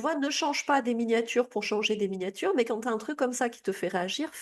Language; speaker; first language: French; native; French